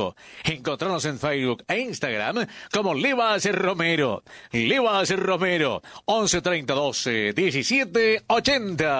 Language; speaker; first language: Spanish; native; Spanish